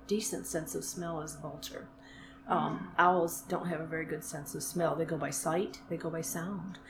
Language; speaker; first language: English; native; English